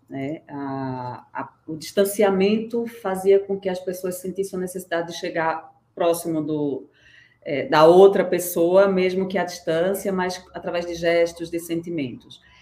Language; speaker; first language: Portuguese; native; Portuguese